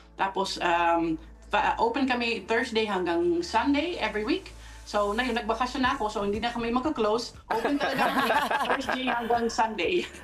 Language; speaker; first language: Filipino; non-native, fluent; Dutch